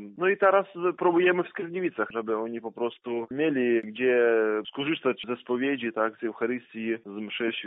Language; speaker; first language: Polish; non-native, fluent; Ukrainian